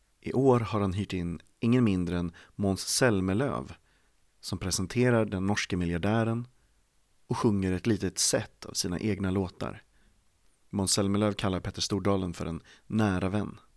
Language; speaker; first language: Swedish; native; Swedish